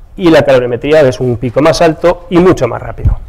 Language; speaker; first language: Spanish; native; Spanish